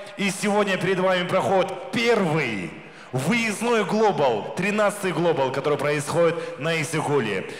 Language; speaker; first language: Russian; non-native, local second language; Kyrgyz